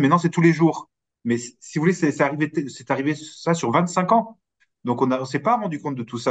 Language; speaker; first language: French; native; French